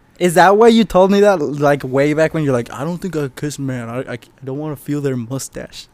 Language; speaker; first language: English; early bilingual, other home language; Spanish